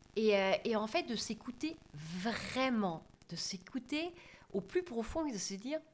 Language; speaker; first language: French; non-native, fluent; German